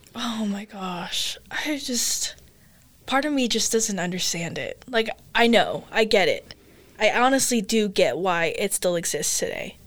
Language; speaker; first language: English; early bilingual, other home language; Filipino